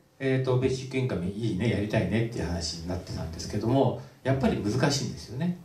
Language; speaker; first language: Japanese; native; Japanese